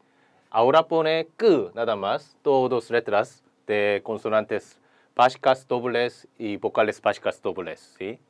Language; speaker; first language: Spanish; non-native, learner; Korean